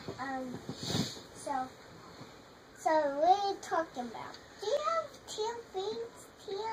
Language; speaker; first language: English; native; English